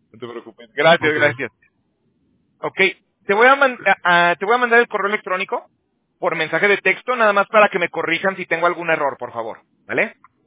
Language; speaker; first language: Spanish; native; Spanish